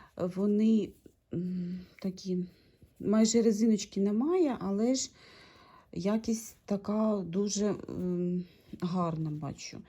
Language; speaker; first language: Ukrainian; non-native, local second language; Russian